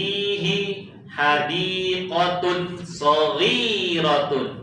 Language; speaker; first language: Arabic; non-native, fluent; Indonesian